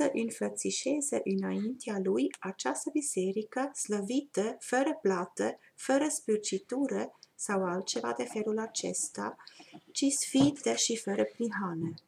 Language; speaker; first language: Romanian; non-native, fluent; German